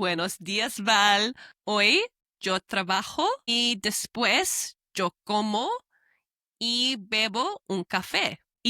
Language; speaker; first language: Spanish; non-native, fluent; English